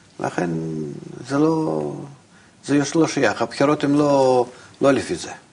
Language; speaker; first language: Hebrew; non-native, fluent; Russian